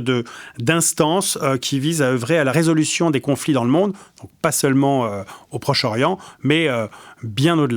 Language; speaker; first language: French; native; French